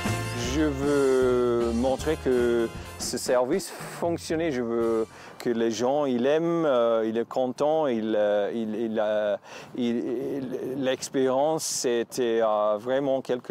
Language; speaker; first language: French; non-native, fluent; English